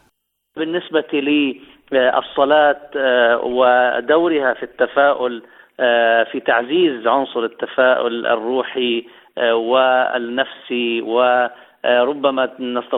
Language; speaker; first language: Arabic; native; Arabic